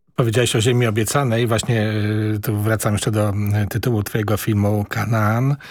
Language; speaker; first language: Polish; native; Polish